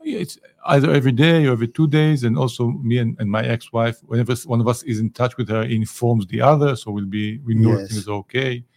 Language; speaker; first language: English; non-native, fluent; Hebrew